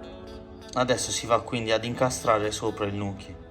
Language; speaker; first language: Italian; native; Italian